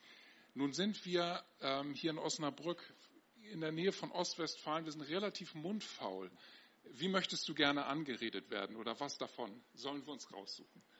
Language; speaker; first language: German; native; German